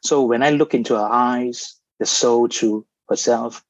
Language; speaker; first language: English; non-native, local second language; Cantonese